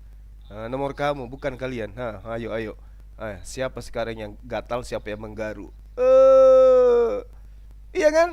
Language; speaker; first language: Indonesian; native; Indonesian